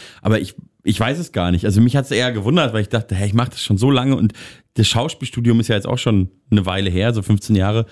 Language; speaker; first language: German; native; German